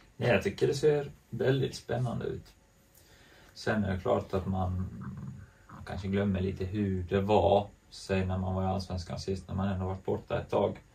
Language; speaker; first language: Swedish; native; Swedish